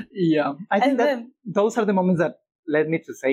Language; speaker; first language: English; non-native, fluent; Spanish